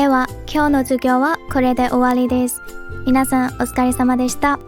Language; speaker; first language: Japanese; non-native, fluent; Burmese